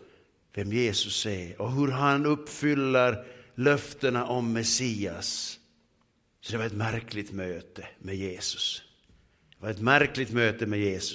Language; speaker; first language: Swedish; native; Swedish